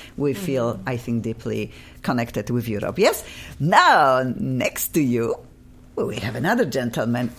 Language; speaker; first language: English; non-native, fluent; Polish